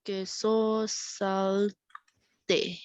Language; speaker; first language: Korean; non-native, learner; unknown